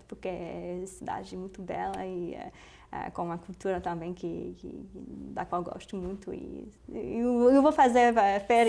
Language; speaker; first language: Portuguese; non-native, fluent; French